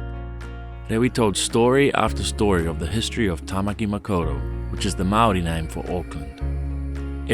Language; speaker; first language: English; native; English